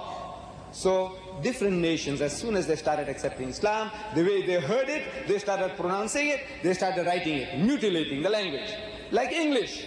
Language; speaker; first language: English; early bilingual, other home language; Gujarati